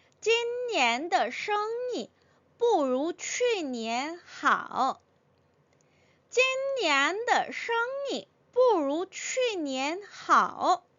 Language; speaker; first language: Chinese; non-native, fluent; Korean